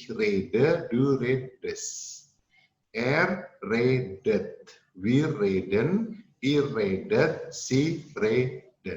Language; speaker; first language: German; non-native, learner; Indonesian